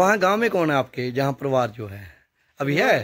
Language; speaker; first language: Hindi; non-native, local second language; Punjabi